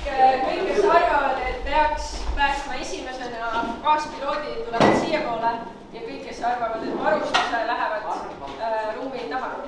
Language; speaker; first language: Estonian; native; Estonian